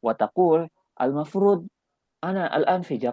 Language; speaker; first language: Arabic; non-native, fluent; Indonesian